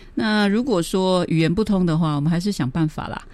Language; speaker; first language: Chinese; native; Chinese